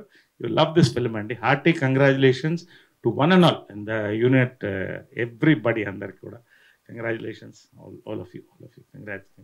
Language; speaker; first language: Telugu; native; Telugu